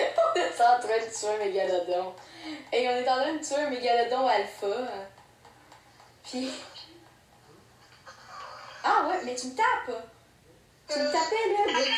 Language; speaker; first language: French; native; French